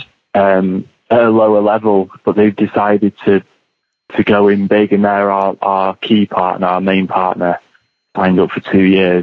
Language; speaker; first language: English; native; English